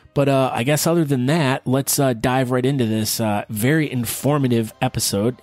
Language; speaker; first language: English; native; English